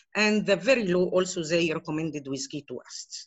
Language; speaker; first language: English; non-native, fluent; Arabic